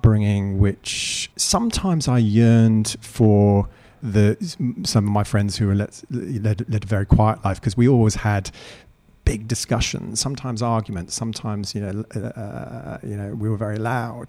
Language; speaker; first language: English; native; English